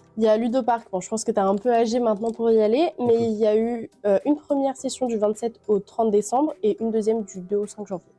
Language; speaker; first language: French; native; French